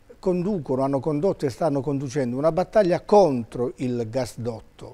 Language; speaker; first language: Italian; native; Italian